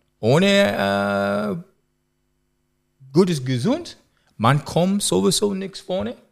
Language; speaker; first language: German; non-native, learner; English